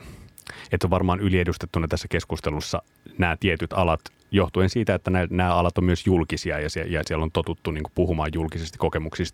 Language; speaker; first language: Finnish; native; Finnish